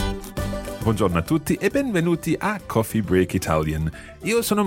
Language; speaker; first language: Italian; non-native, fluent; English